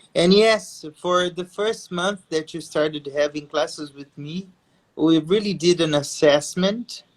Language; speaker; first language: English; non-native, fluent; Portuguese